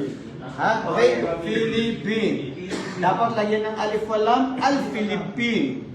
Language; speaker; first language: Filipino; non-native, local second language; Maranao